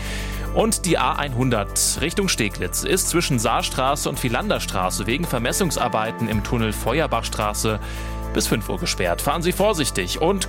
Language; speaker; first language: German; native; German